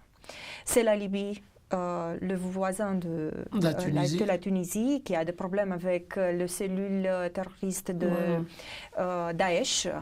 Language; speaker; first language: French; non-native, fluent; Romanian